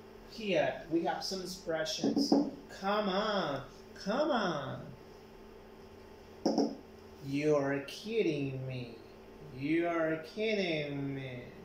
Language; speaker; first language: English; non-native, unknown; Spanish